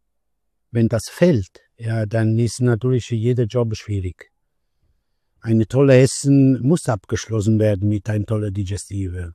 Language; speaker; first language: German; non-native, learner; Italian